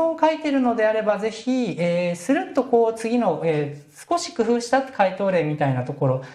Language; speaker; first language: Japanese; native; Japanese